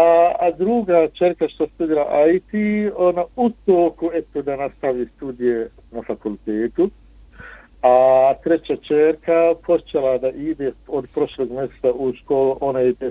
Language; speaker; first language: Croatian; non-native, fluent; Arabic